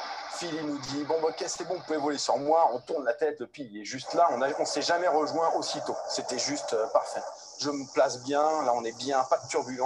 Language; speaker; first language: French; native; French